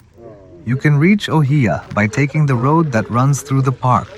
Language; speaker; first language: English; non-native, local second language; Sinhala